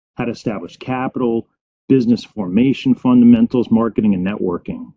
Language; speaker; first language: English; native; English